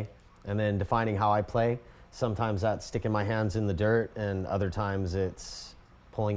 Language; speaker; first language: English; native; English